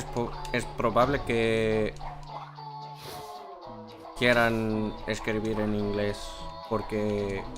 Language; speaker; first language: Spanish; non-native, fluent; English